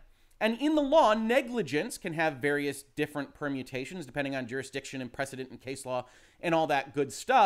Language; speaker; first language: English; native; English